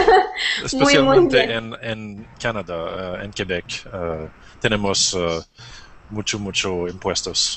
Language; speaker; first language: Spanish; non-native, learner; French